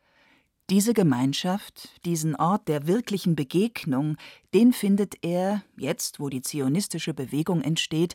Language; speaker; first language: German; native; German